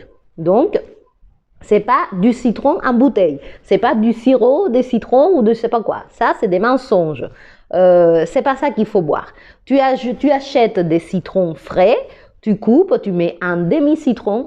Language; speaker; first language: French; non-native, fluent; Spanish